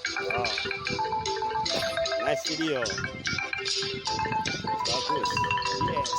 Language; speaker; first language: English; non-native, learner; Indonesian